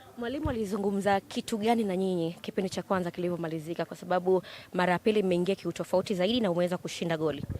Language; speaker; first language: Swahili; native; Swahili